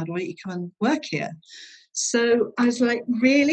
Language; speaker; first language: English; native; English